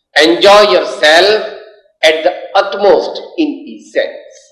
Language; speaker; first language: English; non-native, local second language; Gujarati